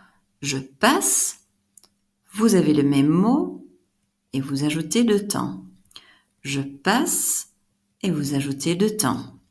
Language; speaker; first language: French; non-native, fluent; Dutch